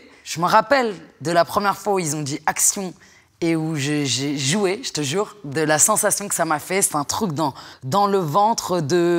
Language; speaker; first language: French; native; French